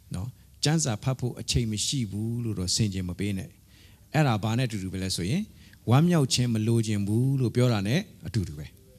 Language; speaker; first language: Burmese; non-native, local second language; Hakha Chin